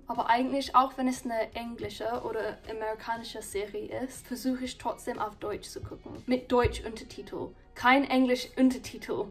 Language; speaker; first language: German; non-native, fluent; English